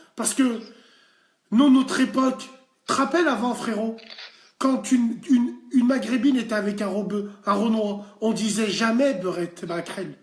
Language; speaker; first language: French; early bilingual, other home language; Arabic